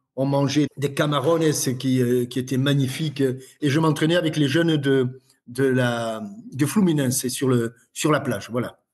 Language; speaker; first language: French; native; French